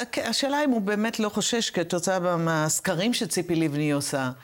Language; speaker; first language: Hebrew; native; Hebrew